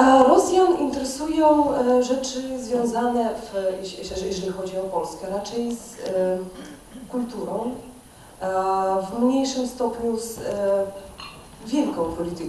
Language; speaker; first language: Polish; non-native, fluent; Russian